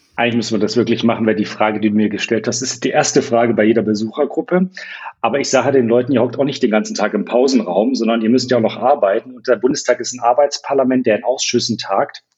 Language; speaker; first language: German; native; German